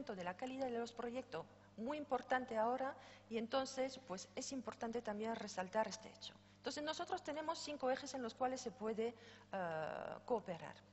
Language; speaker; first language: Spanish; non-native, fluent; French